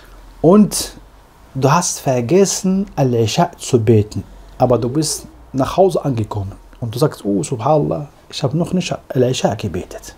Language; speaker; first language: German; non-native, fluent; Arabic